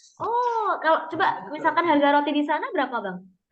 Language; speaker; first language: Indonesian; native; Indonesian